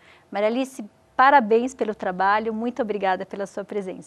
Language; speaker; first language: Portuguese; native; Portuguese